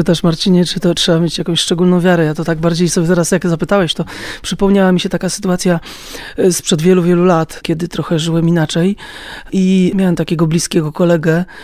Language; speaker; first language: Polish; native; Polish